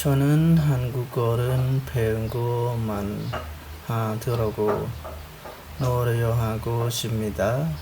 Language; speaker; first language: Korean; non-native, learner; Lao